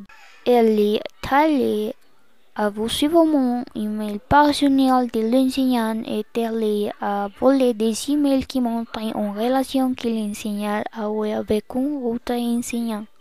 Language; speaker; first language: French; non-native, learner; Spanish